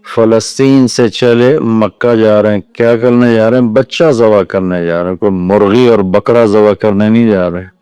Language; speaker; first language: Urdu; non-native, local second language; Punjabi